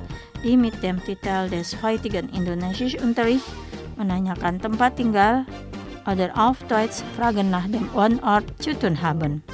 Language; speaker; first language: German; non-native, fluent; Indonesian